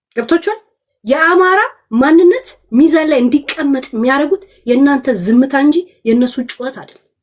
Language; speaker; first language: Amharic; native; Amharic